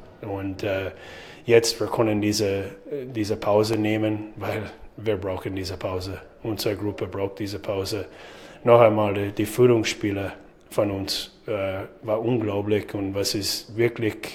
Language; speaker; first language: German; non-native, learner; English